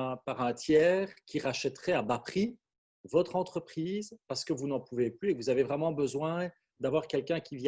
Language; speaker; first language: French; native; French